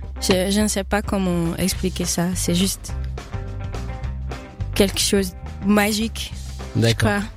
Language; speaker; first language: French; non-native, fluent; Dutch